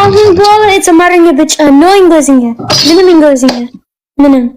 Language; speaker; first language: Amharic; non-native, learner; English